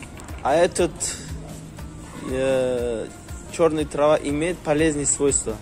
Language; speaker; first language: Russian; non-native, local second language; Tajik